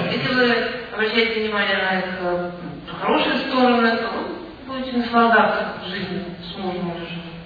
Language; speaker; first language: Russian; native; Russian